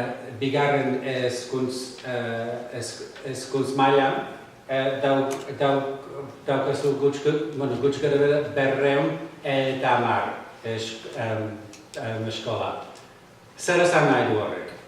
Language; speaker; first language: Basque; non-native, fluent; English